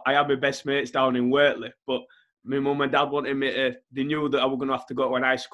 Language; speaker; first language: English; native; English